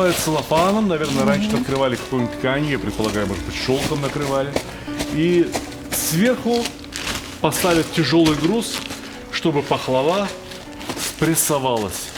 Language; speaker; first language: Russian; native; Russian